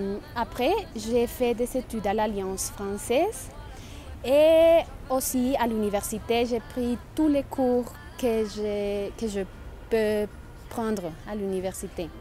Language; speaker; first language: French; non-native, fluent; Spanish